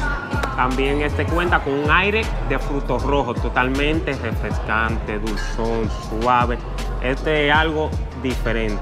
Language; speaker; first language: Spanish; native; Spanish